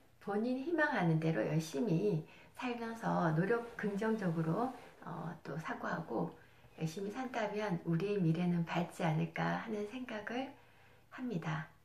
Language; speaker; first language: Korean; native; Korean